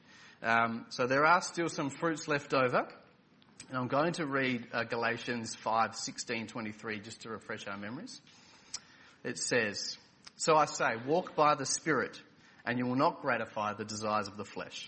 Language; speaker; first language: English; native; English